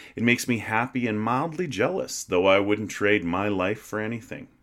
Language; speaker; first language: English; native; English